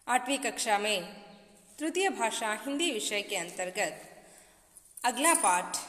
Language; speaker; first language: Hindi; non-native, local second language; Kannada